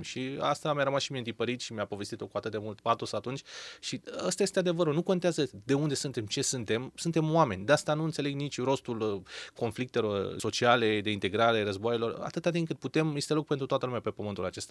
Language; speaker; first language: Romanian; native; Romanian